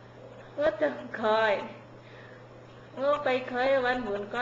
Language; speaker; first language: Cantonese; non-native, learner; Indonesian